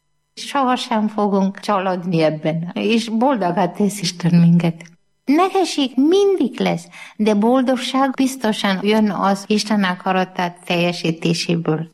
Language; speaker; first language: Hungarian; non-native, learner; Malayalam